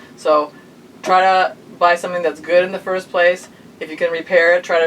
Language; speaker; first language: English; native; English